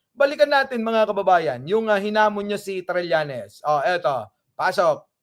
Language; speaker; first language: Filipino; non-native, local second language; Iloko